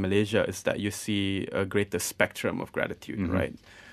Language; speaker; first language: English; non-native, local second language; Malay